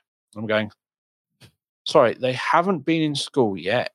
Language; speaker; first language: English; native; English